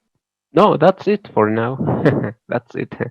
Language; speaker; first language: English; non-native, learner; Spanish